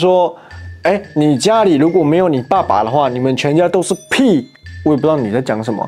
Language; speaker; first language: Chinese; native; Chinese